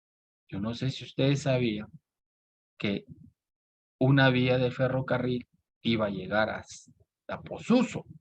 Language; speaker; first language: Spanish; native; Spanish